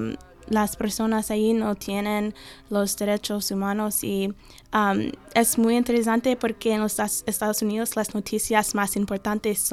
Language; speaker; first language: Spanish; non-native, learner; English